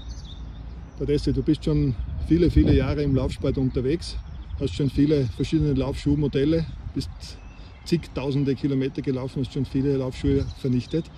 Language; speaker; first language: German; native; German